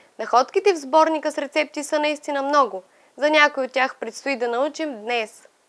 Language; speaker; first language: Bulgarian; native; Bulgarian